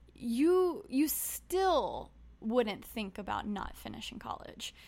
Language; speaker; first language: English; native; English